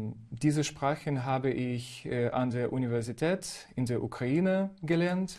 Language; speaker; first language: German; non-native, fluent; Ukrainian